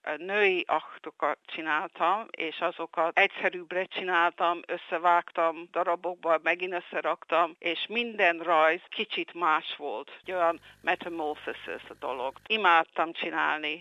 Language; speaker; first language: Hungarian; early bilingual, heritage; Hungarian